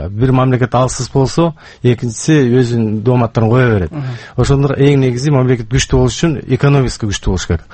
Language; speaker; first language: Kyrgyz; native; Kyrgyz